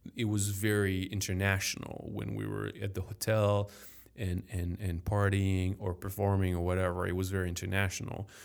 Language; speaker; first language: English; non-native, fluent; French